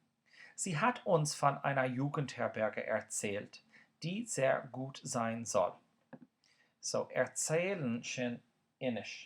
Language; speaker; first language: German; non-native, fluent; Irish